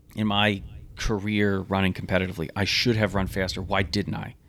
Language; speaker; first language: English; native; English